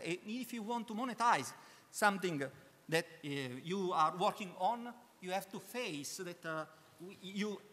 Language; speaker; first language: English; non-native, learner; Italian